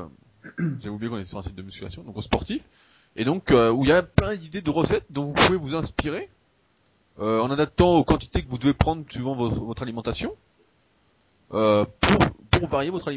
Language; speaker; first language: French; native; French